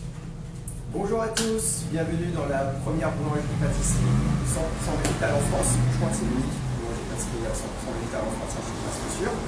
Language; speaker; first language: French; native; French